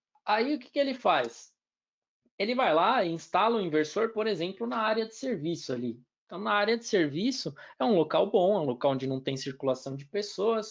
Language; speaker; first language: Portuguese; native; Portuguese